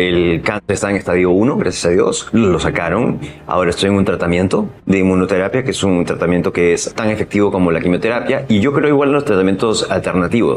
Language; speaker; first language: Spanish; native; Spanish